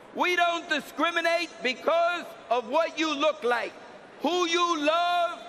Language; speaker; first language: English; early bilingual, other home language; Spanish